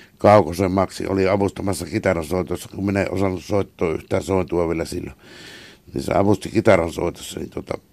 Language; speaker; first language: Finnish; native; Finnish